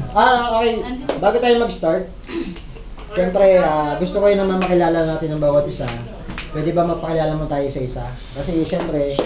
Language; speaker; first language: Filipino; native; Filipino